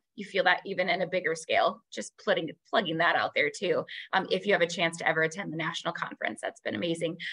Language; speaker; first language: English; native; English